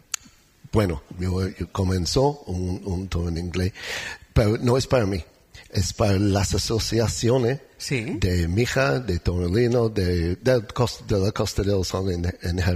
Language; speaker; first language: Spanish; non-native, learner; English